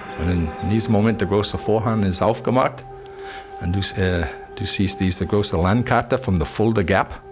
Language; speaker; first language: German; non-native, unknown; English